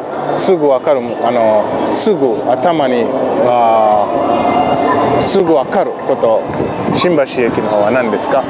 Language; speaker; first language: Japanese; non-native, learner; Swahili